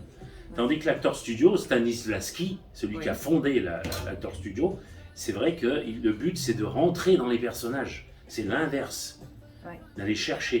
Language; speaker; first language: French; native; French